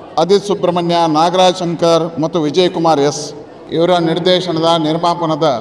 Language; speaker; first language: Kannada; native; Kannada